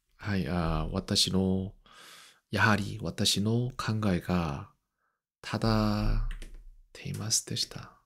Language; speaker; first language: Japanese; non-native, learner; Korean